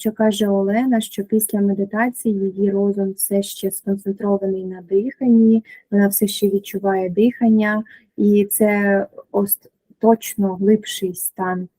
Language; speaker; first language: Ukrainian; native; Ukrainian